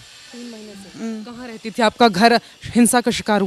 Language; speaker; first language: Hindi; native; Hindi